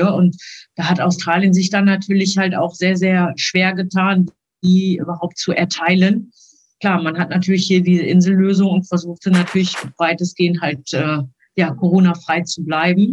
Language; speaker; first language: German; native; German